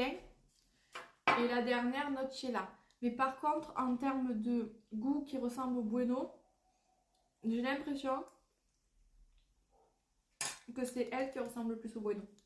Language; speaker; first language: French; native; French